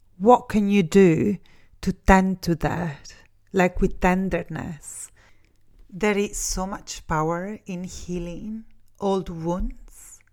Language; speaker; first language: English; non-native, fluent; Italian